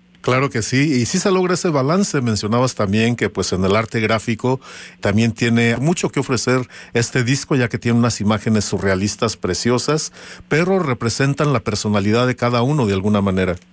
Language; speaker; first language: Spanish; native; Spanish